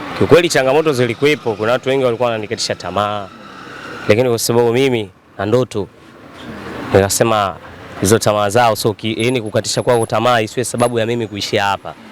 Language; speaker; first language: Swahili; native; Swahili